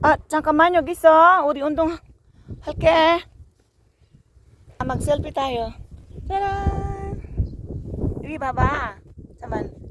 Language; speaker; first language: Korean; non-native, learner; Filipino